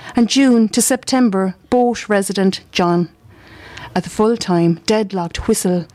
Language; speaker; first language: English; native; English